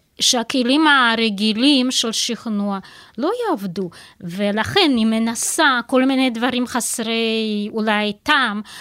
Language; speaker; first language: Hebrew; non-native, fluent; Russian